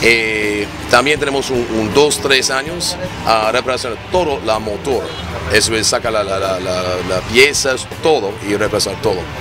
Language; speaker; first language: Spanish; non-native, learner; English